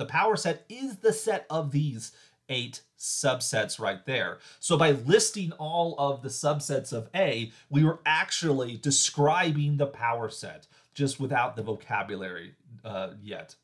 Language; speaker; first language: English; native; English